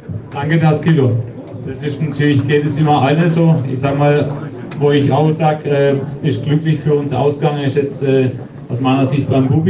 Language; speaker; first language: German; native; German